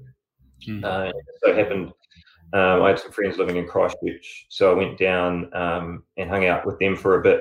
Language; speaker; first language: English; native; English